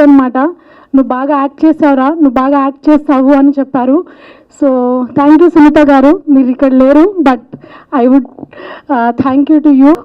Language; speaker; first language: Telugu; native; Telugu